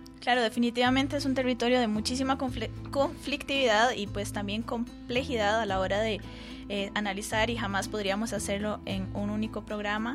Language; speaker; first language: Spanish; native; Spanish